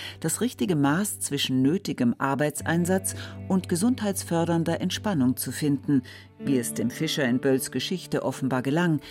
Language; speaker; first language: German; native; German